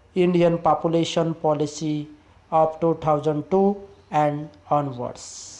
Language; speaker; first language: English; non-native, local second language; Marathi